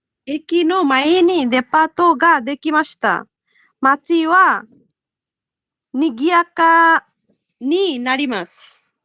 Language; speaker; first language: Japanese; non-native, learner; Bangla